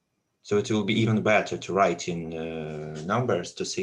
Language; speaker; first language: English; non-native, learner; Russian